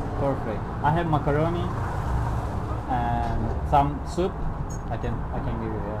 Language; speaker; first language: English; non-native, learner; Turkish